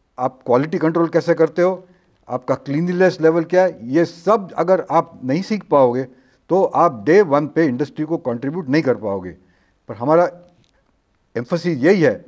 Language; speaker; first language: Hindi; non-native, local second language; Marathi